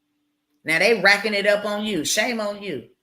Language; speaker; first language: English; native; English